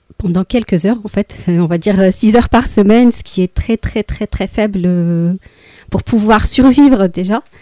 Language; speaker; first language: French; non-native, local second language; Arabic